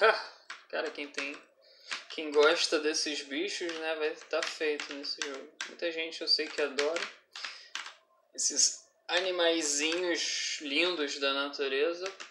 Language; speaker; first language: Portuguese; native; Portuguese